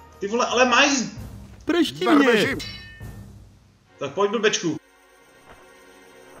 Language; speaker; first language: Czech; native; Czech